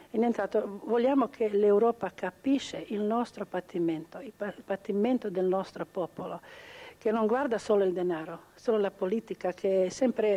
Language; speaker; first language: Italian; non-native, local second language; Croatian